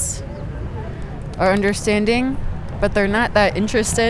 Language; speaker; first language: English; native; English